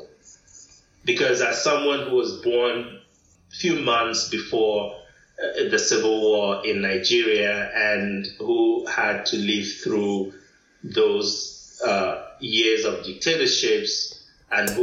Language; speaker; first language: English; non-native, local second language; Igbo